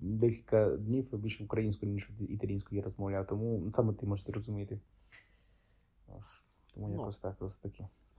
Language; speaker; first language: Ukrainian; non-native, fluent; Italian